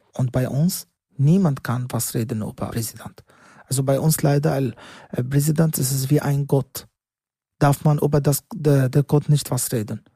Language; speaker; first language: German; non-native, learner; Arabic